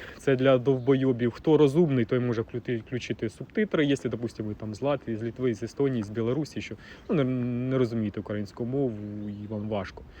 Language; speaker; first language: Ukrainian; non-native, local second language; Russian